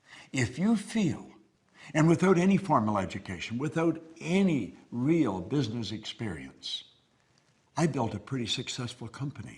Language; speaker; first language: English; native; English